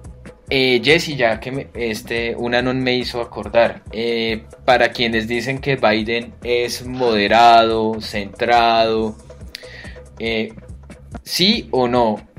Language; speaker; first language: Spanish; native; Spanish